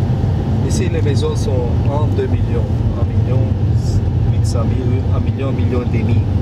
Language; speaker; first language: French; non-native, fluent; Portuguese